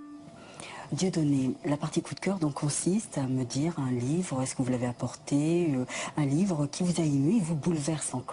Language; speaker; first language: French; native; French